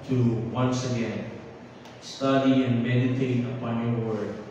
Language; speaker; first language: English; non-native, local second language; Filipino